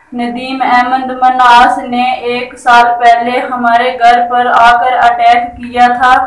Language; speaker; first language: Hindi; native; Hindi